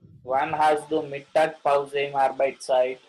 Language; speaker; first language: German; non-native, learner; Gujarati